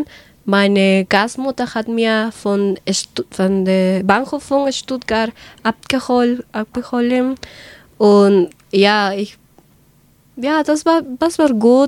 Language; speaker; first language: German; non-native, learner; Spanish